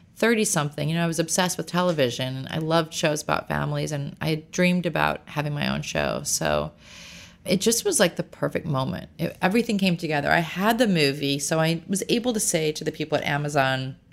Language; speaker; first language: English; native; English